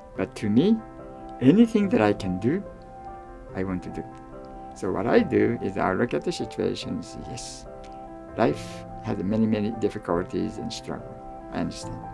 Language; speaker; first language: English; non-native, fluent; Japanese